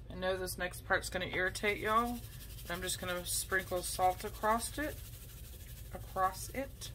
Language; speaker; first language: English; native; English